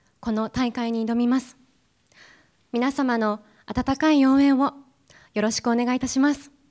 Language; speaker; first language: Japanese; early bilingual, heritage; Japanese